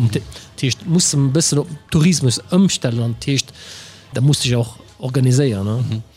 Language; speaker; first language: Luxembourgish; early bilingual, other home language; Italian